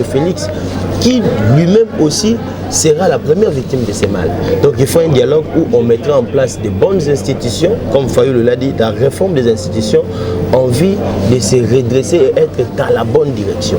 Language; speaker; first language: French; non-native, local second language; Lingala